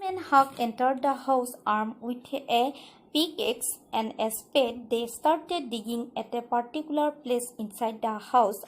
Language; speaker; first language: English; non-native, local second language; Assamese